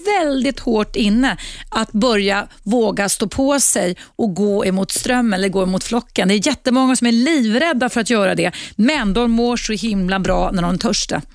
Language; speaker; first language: Swedish; native; Swedish